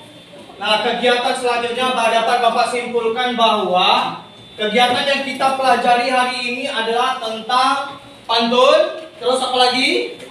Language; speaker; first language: Indonesian; native; Indonesian